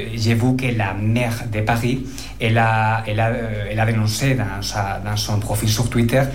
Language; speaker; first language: French; non-native, fluent; Spanish